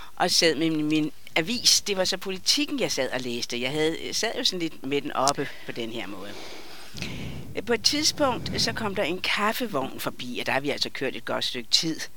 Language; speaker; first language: Danish; native; Danish